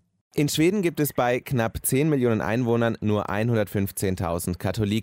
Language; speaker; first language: German; native; German